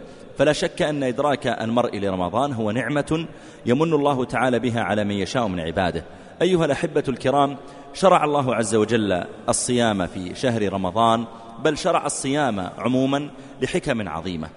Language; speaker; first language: Arabic; native; Arabic